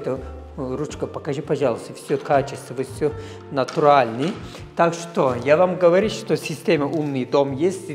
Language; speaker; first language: Russian; non-native, learner; Turkish